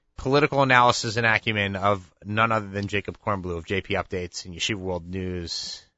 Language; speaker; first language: English; native; English